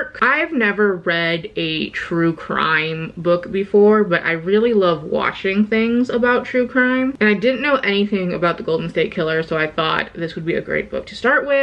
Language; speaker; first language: English; native; English